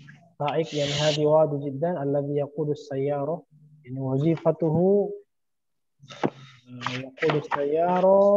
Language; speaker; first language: Arabic; non-native, fluent; Indonesian